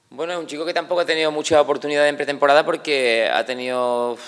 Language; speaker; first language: Spanish; native; Spanish